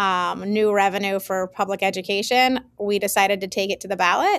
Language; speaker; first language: English; native; English